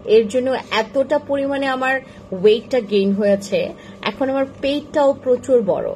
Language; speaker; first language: Bangla; native; Bangla